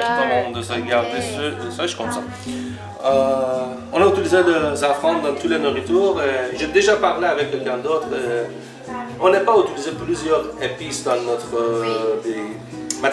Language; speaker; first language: French; non-native, learner; Persian